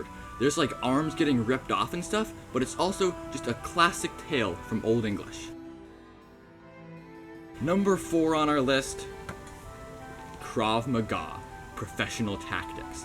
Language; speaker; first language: English; native; English